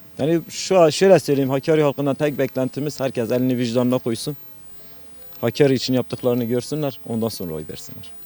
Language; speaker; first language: Turkish; non-native, local second language; Kurdish